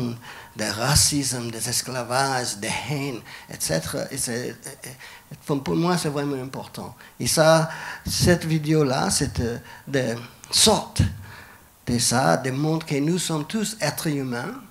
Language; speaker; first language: French; non-native, fluent; English